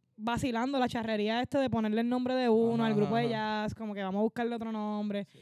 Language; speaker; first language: Spanish; native; Spanish